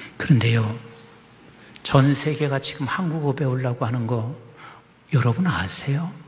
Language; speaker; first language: Korean; native; Korean